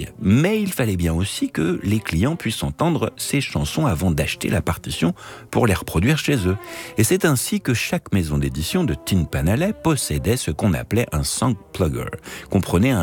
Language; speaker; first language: French; native; French